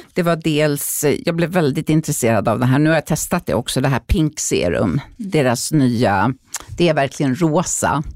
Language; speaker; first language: Swedish; native; Swedish